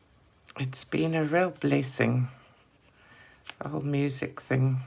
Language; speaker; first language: English; native; English